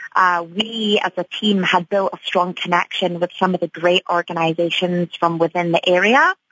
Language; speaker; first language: English; native; English